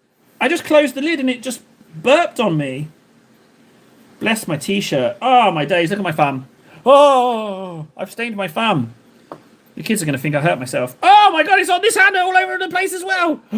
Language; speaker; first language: English; native; English